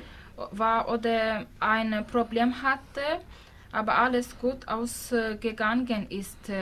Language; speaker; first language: German; non-native, learner; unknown